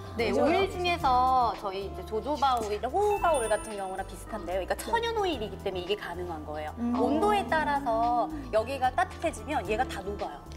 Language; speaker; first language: Korean; native; Korean